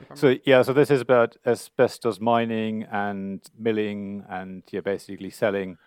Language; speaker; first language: English; non-native, fluent; German